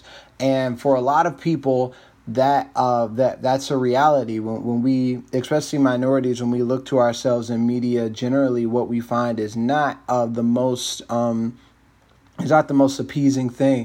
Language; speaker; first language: English; native; English